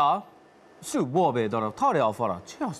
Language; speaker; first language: Romanian; non-native, learner; Japanese